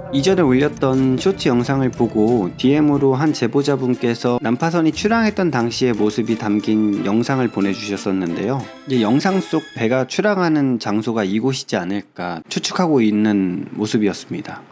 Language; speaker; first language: Korean; native; Korean